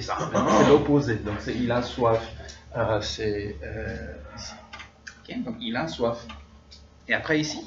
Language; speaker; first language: French; non-native, fluent; English